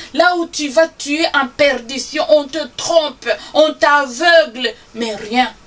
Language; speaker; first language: French; non-native, local second language; Swahili